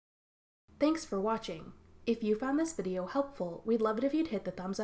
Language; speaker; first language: English; native; English